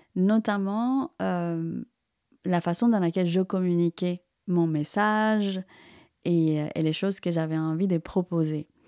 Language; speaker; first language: French; non-native, fluent; Spanish